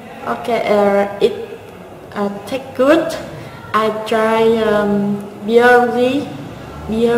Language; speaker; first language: English; non-native, learner; Vietnamese